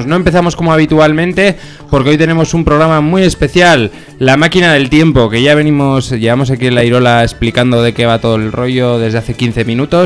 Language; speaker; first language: Spanish; native; Spanish